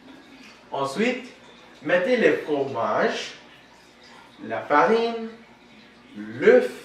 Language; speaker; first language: French; non-native, learner; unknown